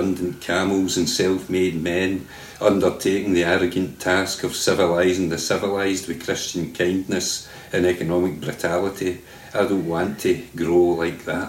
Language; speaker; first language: English; native; English